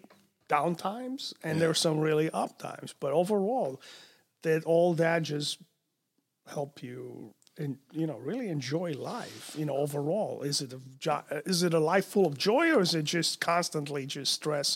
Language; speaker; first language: English; non-native, fluent; Romanian